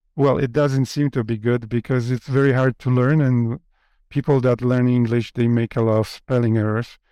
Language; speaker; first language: English; non-native, fluent; Polish